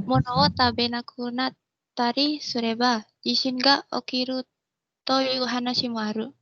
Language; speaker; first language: Japanese; non-native, learner; Indonesian